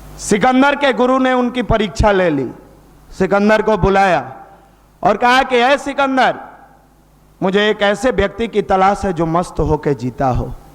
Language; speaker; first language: Hindi; native; Hindi